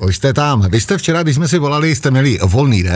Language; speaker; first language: Czech; native; Czech